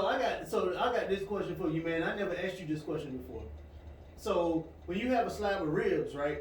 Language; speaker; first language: English; native; English